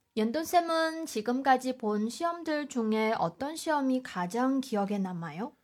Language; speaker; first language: Korean; non-native, fluent; Chinese